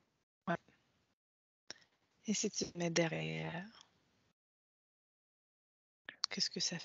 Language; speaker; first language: French; native; French